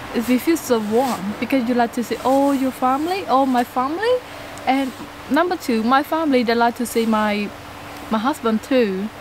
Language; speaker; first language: English; non-native, learner; Khmer